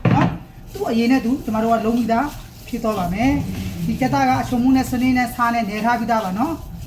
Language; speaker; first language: Burmese; native; Burmese